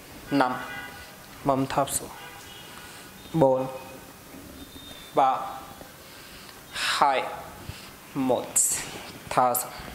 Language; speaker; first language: Vietnamese; non-native, learner; Hindi